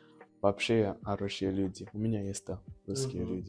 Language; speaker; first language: Russian; non-native, learner; Nyanja